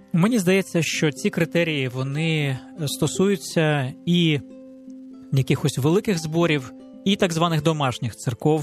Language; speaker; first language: Ukrainian; native; Ukrainian